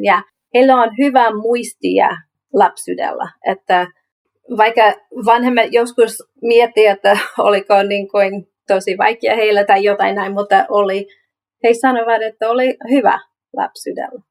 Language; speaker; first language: Finnish; non-native, learner; English